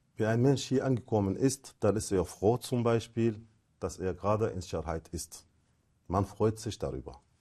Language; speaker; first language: German; non-native, fluent; Arabic